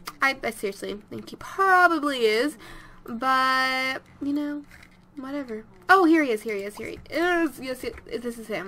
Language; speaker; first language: English; native; English